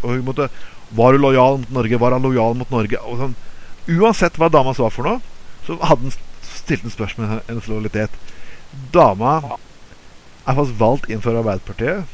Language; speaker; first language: Norwegian; native; Norwegian